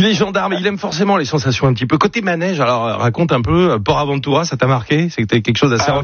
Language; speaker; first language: French; native; French